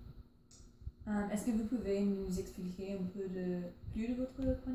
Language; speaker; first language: French; non-native, learner; English